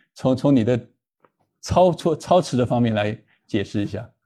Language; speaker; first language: Chinese; native; Chinese